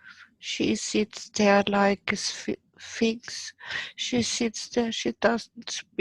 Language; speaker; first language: English; non-native, fluent; German